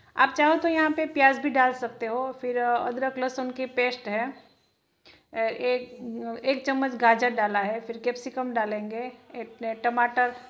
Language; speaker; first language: Hindi; non-native, local second language; Gujarati